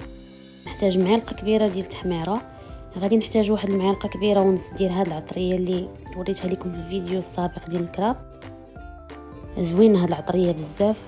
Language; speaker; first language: Arabic; native; Arabic